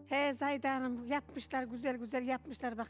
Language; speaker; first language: Turkish; native; Turkish